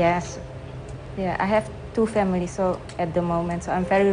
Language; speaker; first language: English; early bilingual, other home language; Dutch